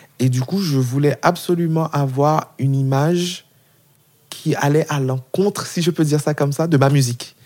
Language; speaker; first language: French; non-native, local second language; Haitian Creole